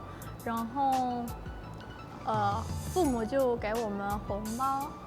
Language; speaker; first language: Chinese; non-native, fluent; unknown